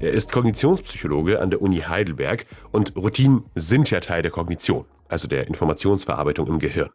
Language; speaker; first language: German; native; German